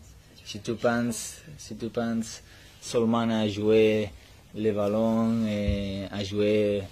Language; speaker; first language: French; non-native, learner; Spanish